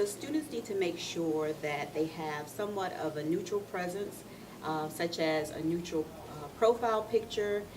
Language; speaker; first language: English; native; English